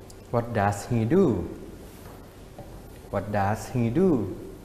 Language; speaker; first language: English; non-native, fluent; Thai